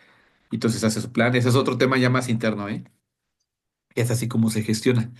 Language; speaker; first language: Spanish; native; Spanish